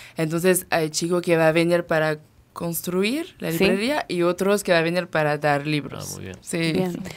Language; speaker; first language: Spanish; non-native, fluent; French